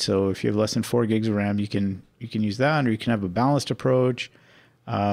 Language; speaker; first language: English; native; English